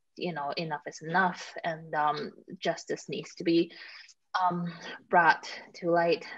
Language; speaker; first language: English; native; English